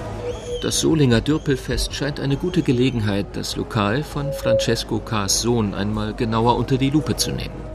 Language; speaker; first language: German; native; German